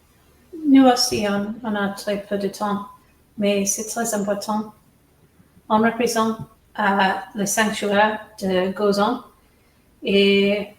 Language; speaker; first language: French; non-native, fluent; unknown